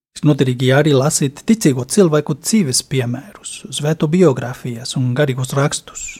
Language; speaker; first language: Latvian; non-native, fluent; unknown